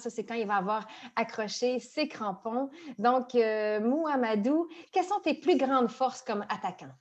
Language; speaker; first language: French; native; French